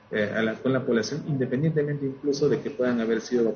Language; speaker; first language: Spanish; native; Spanish